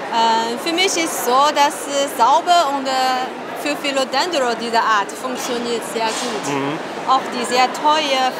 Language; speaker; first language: German; native; German